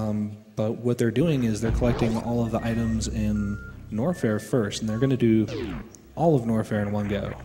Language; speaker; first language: English; native; English